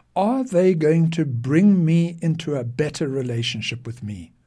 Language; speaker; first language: English; native; English